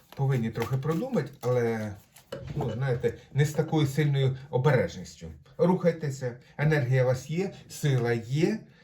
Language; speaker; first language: Ukrainian; non-native, local second language; Russian